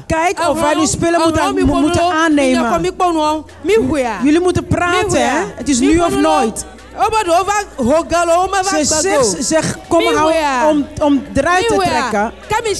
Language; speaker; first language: Dutch; non-native, fluent; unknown